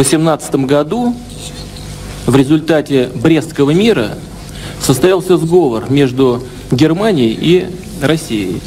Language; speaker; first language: Russian; native; Russian